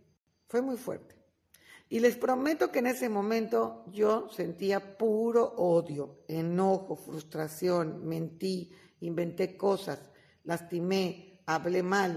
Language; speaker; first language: Spanish; native; Spanish